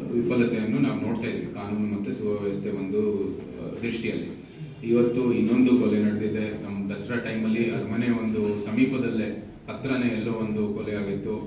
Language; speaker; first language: Kannada; native; Kannada